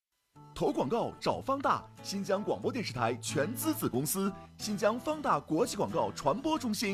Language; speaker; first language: Chinese; native; Chinese